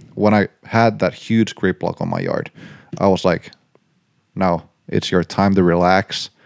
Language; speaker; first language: English; non-native, fluent; Finnish